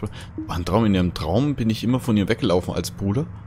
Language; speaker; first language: German; native; German